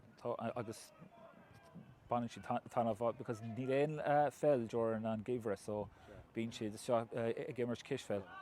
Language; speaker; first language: Irish; non-native, local second language; English